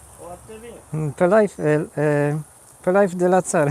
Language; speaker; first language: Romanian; non-native, learner; Polish